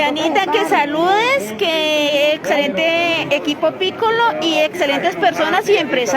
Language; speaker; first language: Spanish; native; Spanish